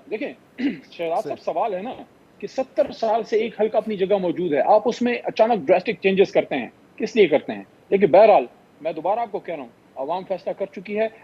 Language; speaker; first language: Urdu; non-native, local second language; Pashto